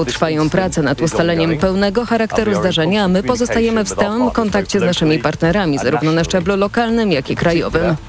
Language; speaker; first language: Polish; native; Polish